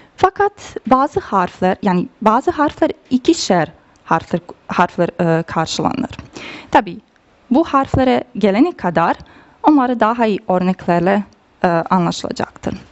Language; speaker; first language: Turkish; non-native, fluent; Bosnian